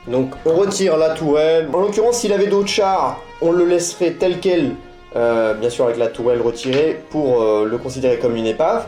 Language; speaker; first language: French; native; French